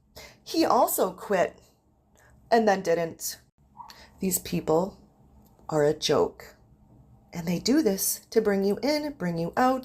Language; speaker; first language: English; native; English